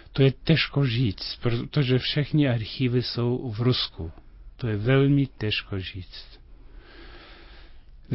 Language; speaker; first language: Czech; non-native, fluent; Lithuanian